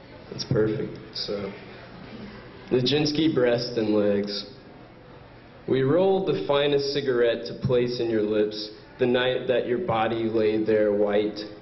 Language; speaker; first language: English; native; English